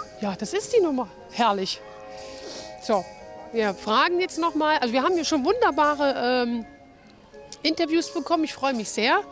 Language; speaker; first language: German; native; German